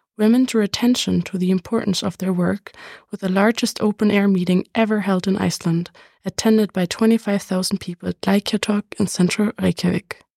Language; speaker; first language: English; non-native, fluent; German